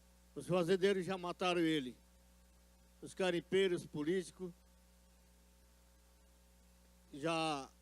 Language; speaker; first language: Portuguese; non-native, local second language; Yanomámi